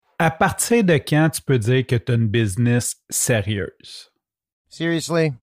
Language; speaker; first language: French; native; French